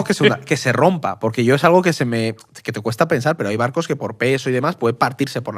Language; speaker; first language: Spanish; native; Spanish